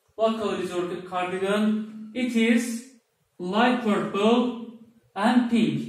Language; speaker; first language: English; non-native, fluent; Turkish